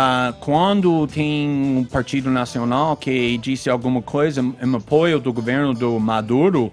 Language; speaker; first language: Portuguese; non-native, fluent; English